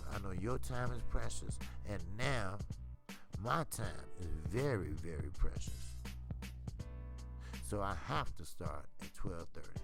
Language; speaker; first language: English; native; English